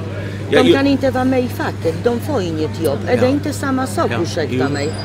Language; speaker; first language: Swedish; non-native, fluent; Polish